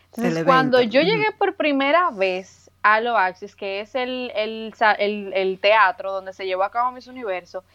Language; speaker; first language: Spanish; native; Spanish